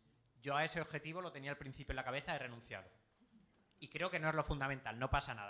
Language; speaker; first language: Spanish; native; Spanish